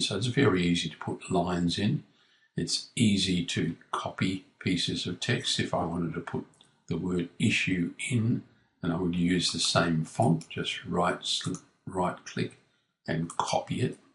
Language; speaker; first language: English; native; English